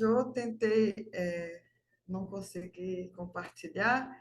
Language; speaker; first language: Portuguese; non-native, fluent; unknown